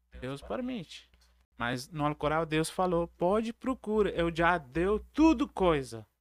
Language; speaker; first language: Portuguese; non-native, learner; Arabic